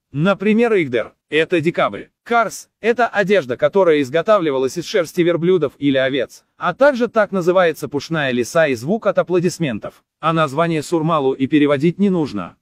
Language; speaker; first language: Russian; non-native, local second language; Azerbaijani